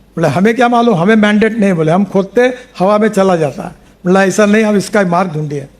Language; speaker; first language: Hindi; non-native, local second language; Marathi